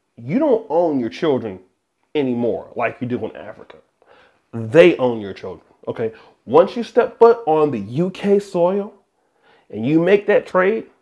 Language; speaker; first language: English; native; English